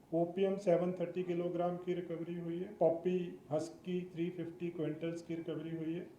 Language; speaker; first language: Hindi; non-native, local second language; Punjabi